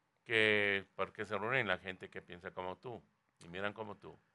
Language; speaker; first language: Spanish; native; Spanish